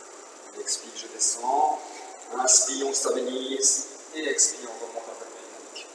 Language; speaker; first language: French; native; French